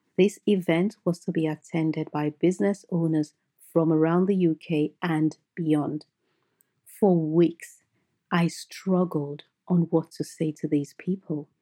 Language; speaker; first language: English; non-native, local second language; Yoruba